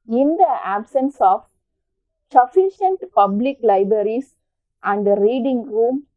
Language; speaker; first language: English; non-native, local second language; Tamil